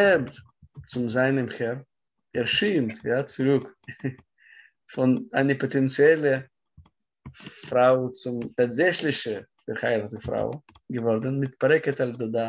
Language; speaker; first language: German; non-native, fluent; Russian